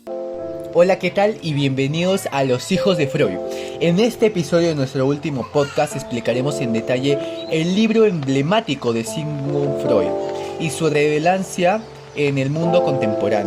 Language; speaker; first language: Spanish; native; Spanish